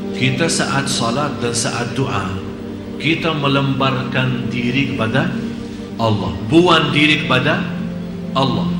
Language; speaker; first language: Indonesian; non-native, fluent; Arabic